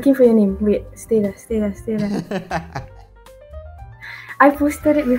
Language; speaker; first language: English; non-native, local second language; Malay